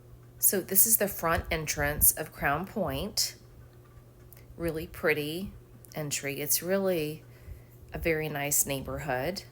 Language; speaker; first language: English; native; English